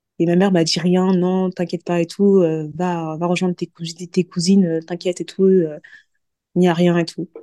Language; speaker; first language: French; early bilingual, other home language; Mandingo